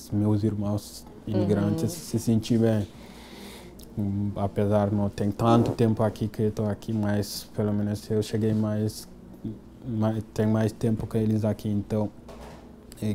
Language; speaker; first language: Portuguese; non-native, fluent; Wolof